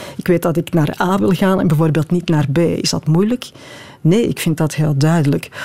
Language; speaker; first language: Dutch; native; Dutch